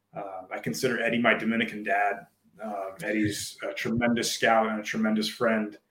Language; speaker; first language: English; native; English